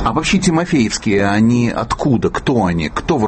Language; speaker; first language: Russian; native; Russian